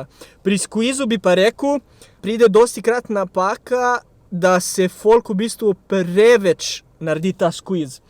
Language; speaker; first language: Slovenian; native; Slovenian